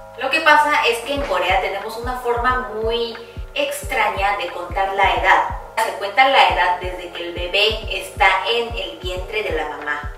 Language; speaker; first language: Spanish; early bilingual, heritage; Korean